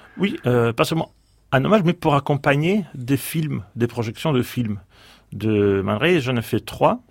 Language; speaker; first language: French; non-native, fluent; Greek